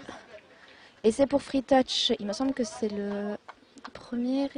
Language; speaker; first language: French; native; French